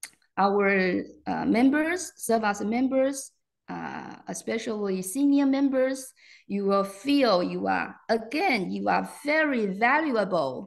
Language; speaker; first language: English; non-native, fluent; Chinese